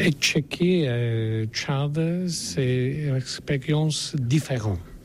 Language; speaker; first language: French; non-native, learner; Polish